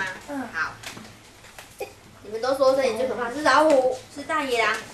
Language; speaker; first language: Chinese; native; Chinese